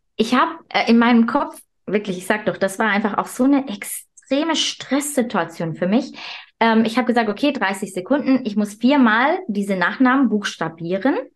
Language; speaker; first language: German; early bilingual, other home language; Turkish